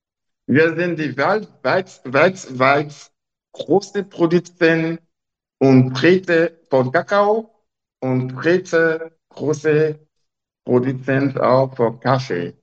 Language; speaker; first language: German; non-native, learner; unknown